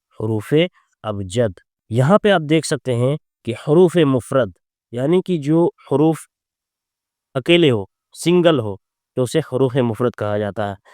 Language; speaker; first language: Urdu; native; Urdu